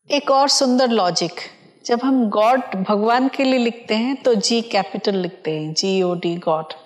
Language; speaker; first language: Hindi; non-native, local second language; Odia